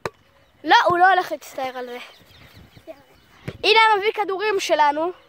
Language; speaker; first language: Hebrew; native; Hebrew